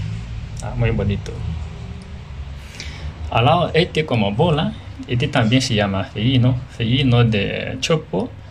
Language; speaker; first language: Spanish; non-native, learner; Chinese